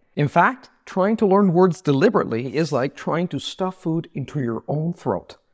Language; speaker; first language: English; non-native, fluent; Italian